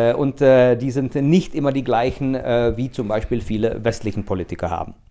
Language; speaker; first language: German; non-native, fluent; Czech